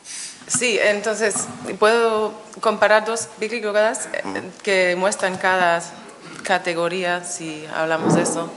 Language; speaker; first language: Spanish; non-native, fluent; German